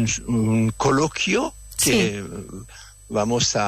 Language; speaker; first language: Spanish; non-native, fluent; French